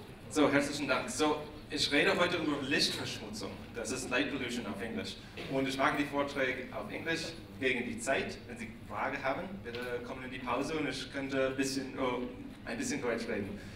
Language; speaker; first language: German; non-native, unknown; English